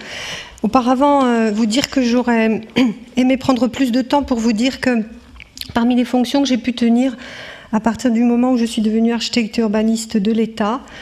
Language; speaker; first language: French; native; French